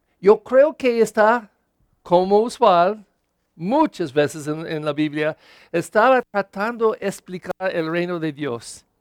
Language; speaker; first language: Spanish; non-native, learner; English